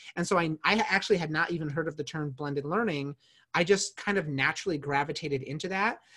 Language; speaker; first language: English; native; English